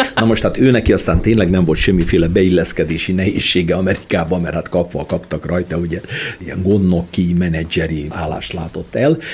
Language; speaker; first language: Hungarian; native; Hungarian